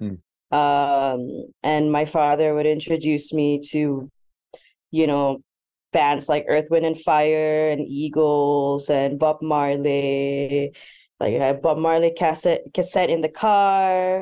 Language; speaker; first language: English; non-native, local second language; Malay